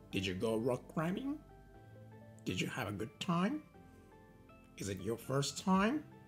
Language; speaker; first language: English; non-native, fluent; Japanese